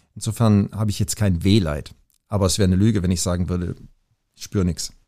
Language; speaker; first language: German; native; German